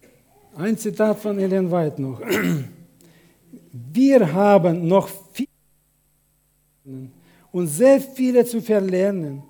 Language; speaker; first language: German; non-native, fluent; Russian